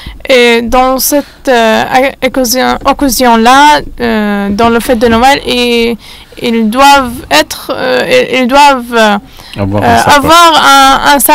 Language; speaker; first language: French; non-native, fluent; Arabic